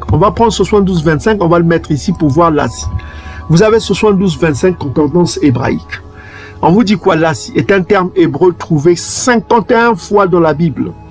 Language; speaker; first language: French; non-native, local second language; Kongo